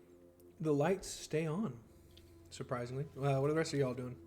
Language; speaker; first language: English; native; English